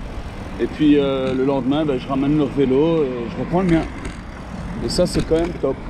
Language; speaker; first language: French; native; French